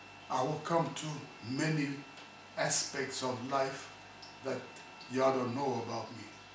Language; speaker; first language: English; non-native, fluent; Swedish